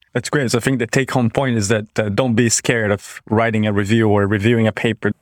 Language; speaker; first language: English; non-native, fluent; Portuguese